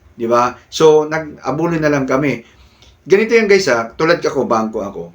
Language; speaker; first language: Filipino; native; Filipino